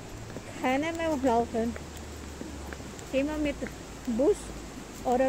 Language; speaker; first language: German; non-native, learner; Indonesian